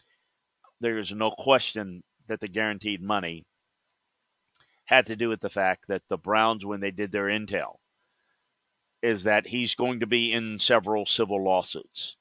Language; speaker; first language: English; native; English